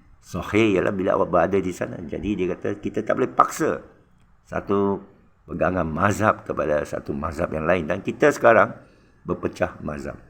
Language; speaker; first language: Malay; non-native, local second language; Chinese